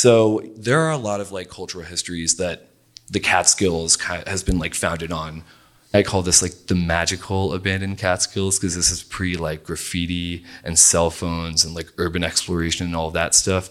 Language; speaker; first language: English; native; English